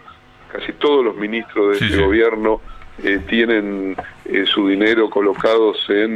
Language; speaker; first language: Spanish; native; Spanish